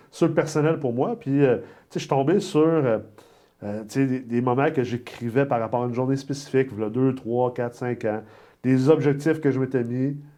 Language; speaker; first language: French; native; French